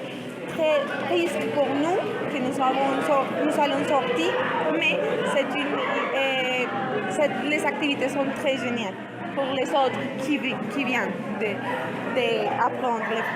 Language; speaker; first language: French; non-native, learner; Spanish